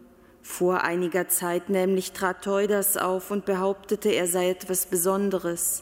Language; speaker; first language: German; native; German